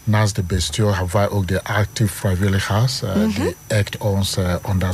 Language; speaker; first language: Dutch; non-native, fluent; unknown